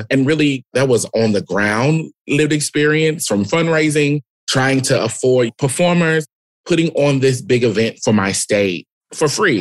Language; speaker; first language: English; native; English